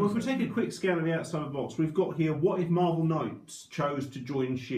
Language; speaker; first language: English; native; English